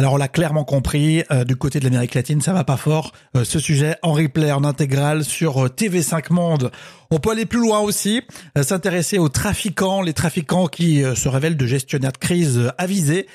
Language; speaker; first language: French; native; French